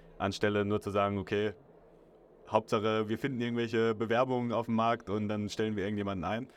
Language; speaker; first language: German; native; German